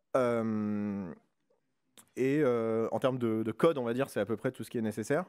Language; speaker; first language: French; native; French